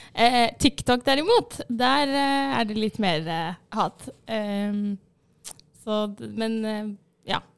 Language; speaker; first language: Norwegian; early bilingual, other home language; Arabic